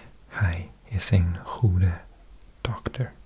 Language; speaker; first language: Dutch; non-native, learner; English